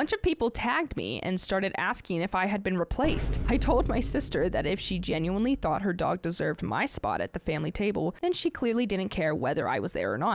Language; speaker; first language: English; native; English